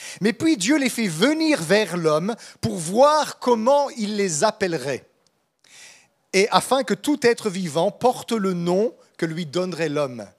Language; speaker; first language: French; native; French